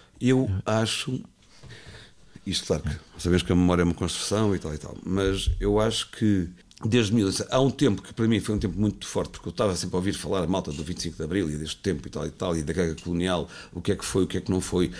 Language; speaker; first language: Portuguese; native; Portuguese